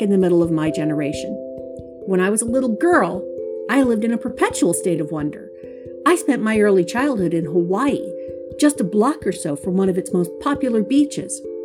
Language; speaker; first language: English; native; English